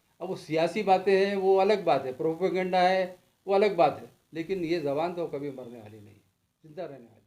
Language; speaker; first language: Urdu; native; Urdu